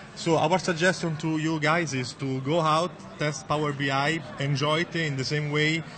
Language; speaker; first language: English; non-native, fluent; Italian